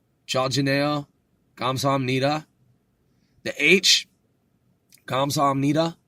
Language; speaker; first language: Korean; non-native, learner; English